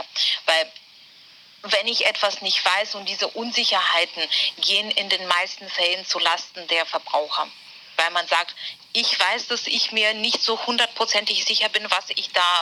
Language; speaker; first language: German; native; German